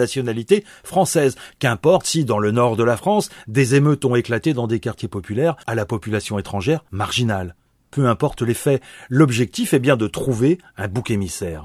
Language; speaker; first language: French; native; French